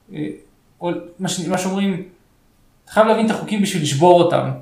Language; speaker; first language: Hebrew; early bilingual, other home language; Russian